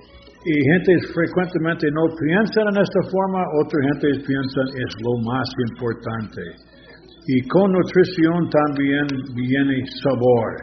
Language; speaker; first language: Spanish; non-native, learner; English